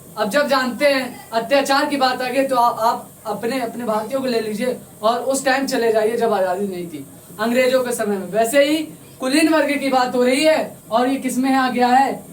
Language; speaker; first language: Hindi; native; Hindi